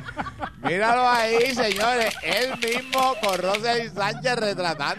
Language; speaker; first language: Spanish; native; Spanish